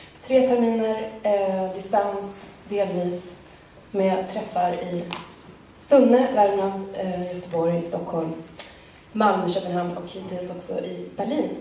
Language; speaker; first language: Swedish; native; Swedish